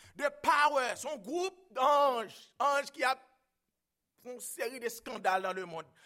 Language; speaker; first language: French; native; French